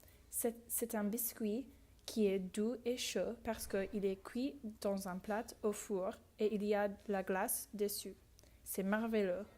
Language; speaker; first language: French; non-native, learner; English